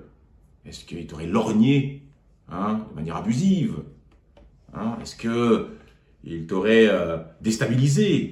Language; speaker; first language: French; native; French